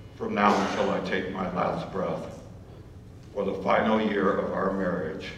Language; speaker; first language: English; native; English